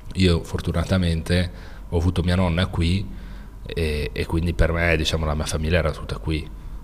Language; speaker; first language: Italian; native; Italian